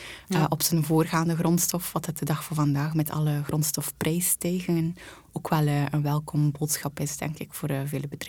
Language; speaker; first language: Dutch; native; Dutch